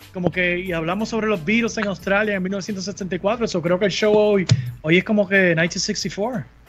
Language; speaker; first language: Spanish; native; Spanish